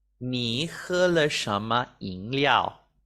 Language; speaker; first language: Chinese; non-native, fluent; Spanish